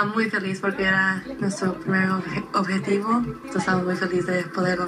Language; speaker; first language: Spanish; early bilingual, heritage; Spanish